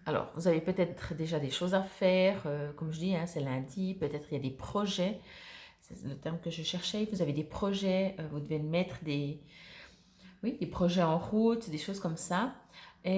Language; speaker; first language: French; native; French